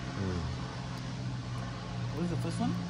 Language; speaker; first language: English; non-native, learner; Chinese